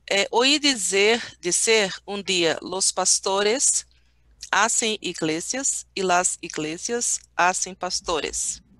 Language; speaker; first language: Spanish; non-native, learner; Portuguese